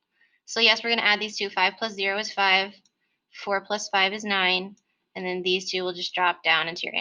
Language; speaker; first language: English; native; English